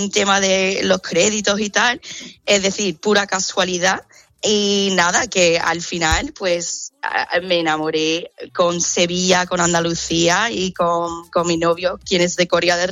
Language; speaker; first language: Spanish; non-native, fluent; English